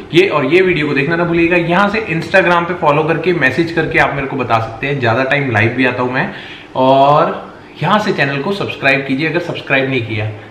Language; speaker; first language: Hindi; native; Hindi